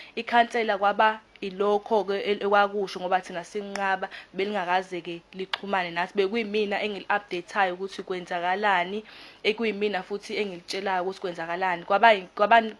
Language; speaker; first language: Zulu; native; Zulu